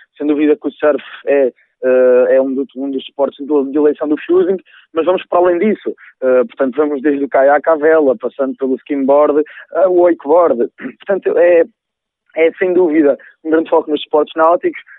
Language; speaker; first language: Portuguese; native; Portuguese